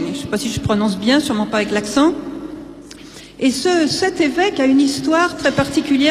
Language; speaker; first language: French; native; French